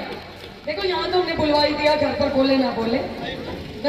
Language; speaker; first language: Hindi; native; Hindi